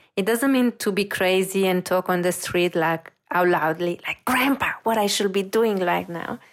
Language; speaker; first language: English; non-native, fluent; Romanian